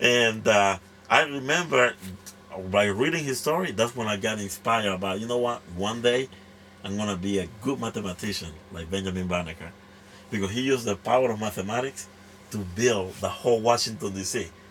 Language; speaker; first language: English; non-native, fluent; Spanish